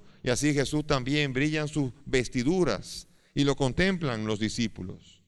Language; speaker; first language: Spanish; native; Spanish